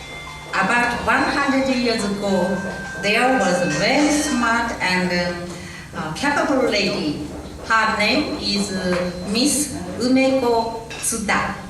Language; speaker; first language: English; non-native, learner; Japanese